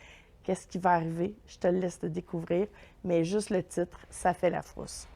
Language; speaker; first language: French; native; French